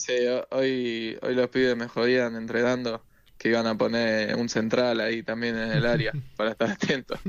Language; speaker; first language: Spanish; native; Spanish